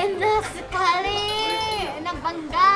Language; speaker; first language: Indonesian; non-native, learner; Japanese